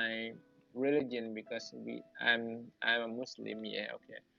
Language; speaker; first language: English; non-native, learner; Thai